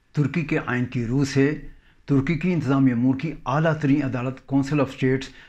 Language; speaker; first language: Urdu; native; Urdu